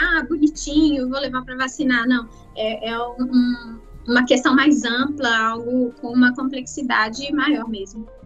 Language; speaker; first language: Portuguese; native; Portuguese